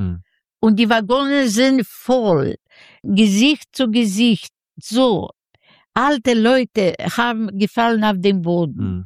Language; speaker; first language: German; non-native, fluent; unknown